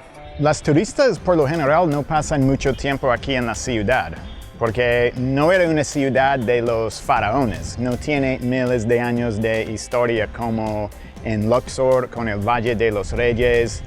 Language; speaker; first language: Spanish; non-native, fluent; English